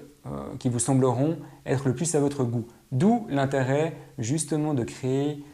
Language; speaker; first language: French; native; French